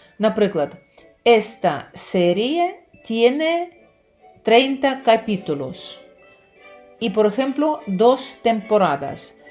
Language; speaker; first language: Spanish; non-native, fluent; Ukrainian